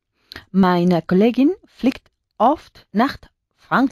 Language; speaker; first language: German; non-native, learner; Spanish